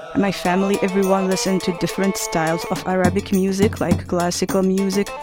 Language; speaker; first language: English; non-native, fluent; Arabic